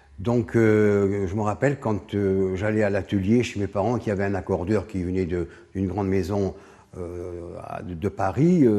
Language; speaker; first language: French; native; French